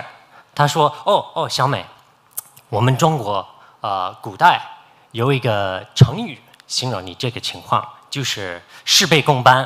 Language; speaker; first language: Chinese; non-native, fluent; English